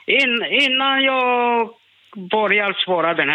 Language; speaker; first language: Swedish; non-native, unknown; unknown